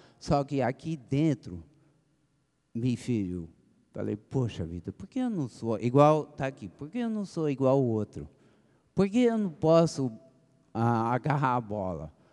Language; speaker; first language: Portuguese; early bilingual, other home language; English